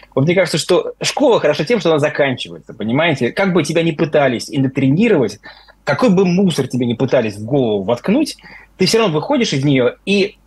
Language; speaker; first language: Russian; native; Russian